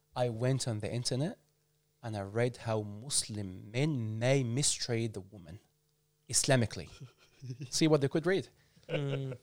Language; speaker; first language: English; non-native, fluent; Arabic